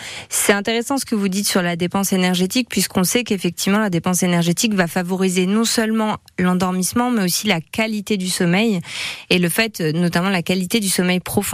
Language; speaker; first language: French; native; French